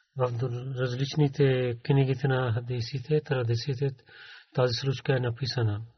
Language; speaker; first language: Bulgarian; non-native, learner; Urdu